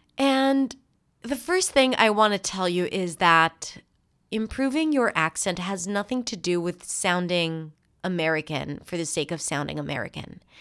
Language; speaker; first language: English; non-native, fluent; Hebrew